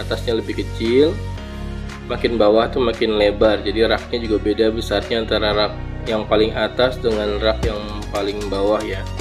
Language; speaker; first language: Indonesian; native; Indonesian